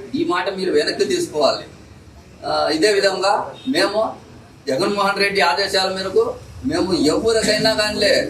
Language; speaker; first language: Telugu; non-native, local second language; Lambadi